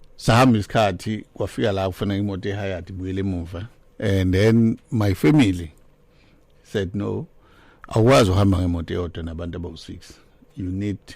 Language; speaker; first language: Zulu; native; Zulu